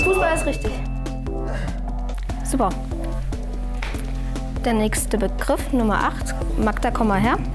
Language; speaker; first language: German; native; German